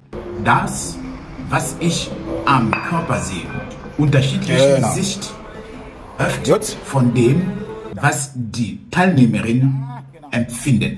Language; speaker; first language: German; non-native, learner; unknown